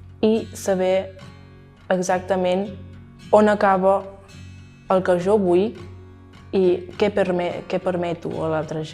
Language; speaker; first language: Catalan; non-native, local second language; Spanish